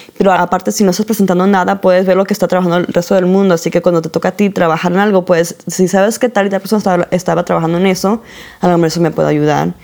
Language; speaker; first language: Spanish; early bilingual, heritage; Spanish